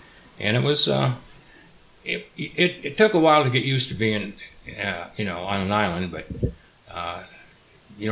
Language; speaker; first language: English; native; English